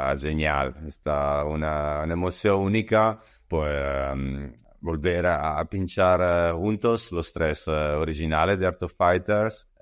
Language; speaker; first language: Spanish; non-native, learner; Italian